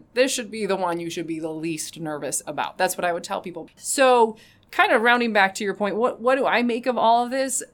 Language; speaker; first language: English; native; English